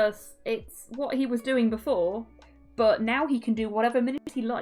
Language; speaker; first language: English; native; English